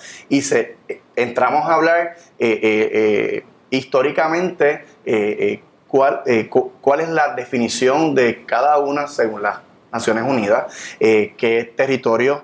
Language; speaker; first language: Spanish; native; Spanish